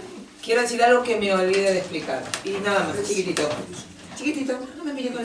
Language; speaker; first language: Spanish; native; Spanish